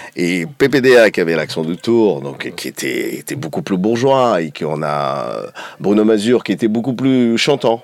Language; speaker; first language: French; non-native, fluent; Portuguese